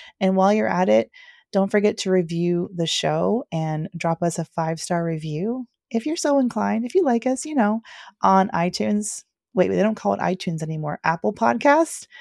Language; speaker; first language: English; native; English